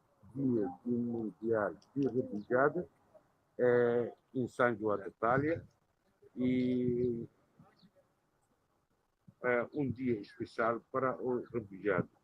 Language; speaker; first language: Portuguese; non-native, learner; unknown